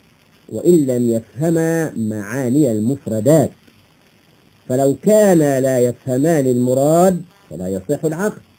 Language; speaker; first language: Arabic; native; Arabic